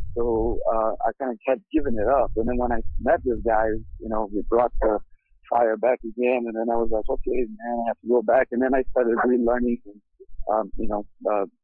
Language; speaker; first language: English; non-native, fluent; Portuguese